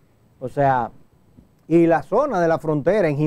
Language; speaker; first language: Spanish; native; Spanish